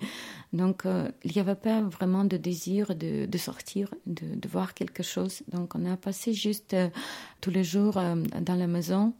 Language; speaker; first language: French; non-native, learner; Ukrainian